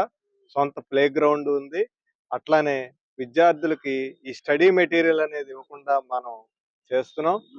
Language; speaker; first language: Telugu; native; Telugu